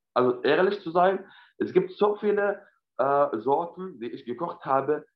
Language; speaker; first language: German; non-native, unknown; Arabic